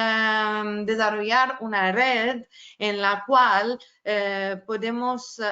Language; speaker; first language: Spanish; non-native, fluent; Italian